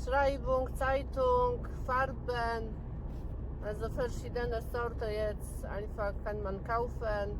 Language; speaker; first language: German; non-native, learner; Polish